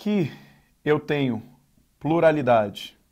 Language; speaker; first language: Portuguese; native; Portuguese